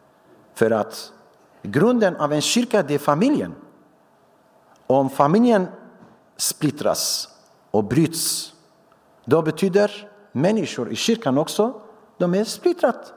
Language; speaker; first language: Swedish; non-native, fluent; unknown